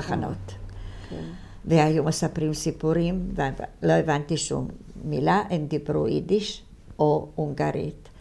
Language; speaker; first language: Hebrew; non-native, fluent; Italian